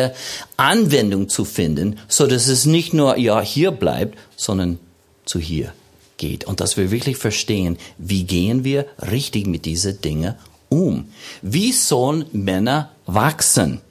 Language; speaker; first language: German; non-native, fluent; English